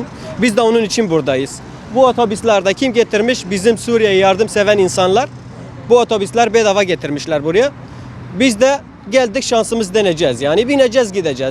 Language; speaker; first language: Turkish; non-native, fluent; Arabic